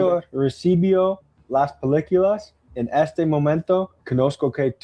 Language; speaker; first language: Spanish; non-native, learner; English